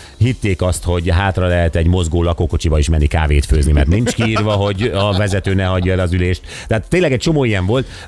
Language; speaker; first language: Hungarian; native; Hungarian